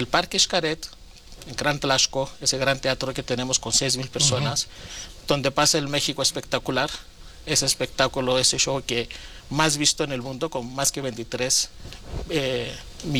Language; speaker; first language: Spanish; non-native, fluent; Greek